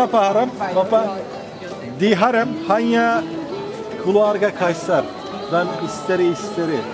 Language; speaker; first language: Indonesian; non-native, fluent; Turkish